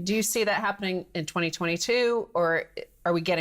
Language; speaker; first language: English; native; English